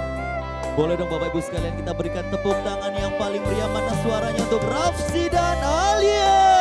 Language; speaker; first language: Indonesian; native; Indonesian